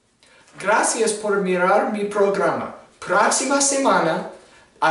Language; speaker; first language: Spanish; non-native, learner; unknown